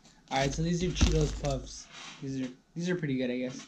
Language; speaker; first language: English; early bilingual, other home language; Spanish